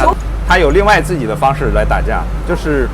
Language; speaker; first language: Chinese; native; Chinese